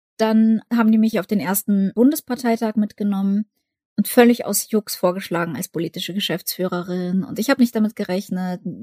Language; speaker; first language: German; early bilingual, other home language; Russian